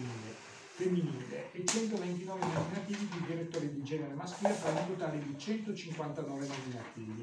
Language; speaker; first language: Italian; native; Italian